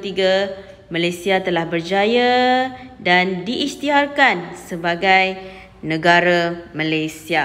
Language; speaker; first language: Malay; native; Malay